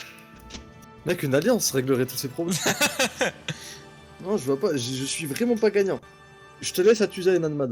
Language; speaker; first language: French; native; French